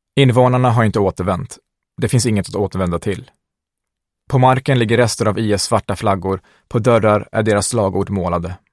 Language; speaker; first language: Swedish; early bilingual, other home language; Kurdish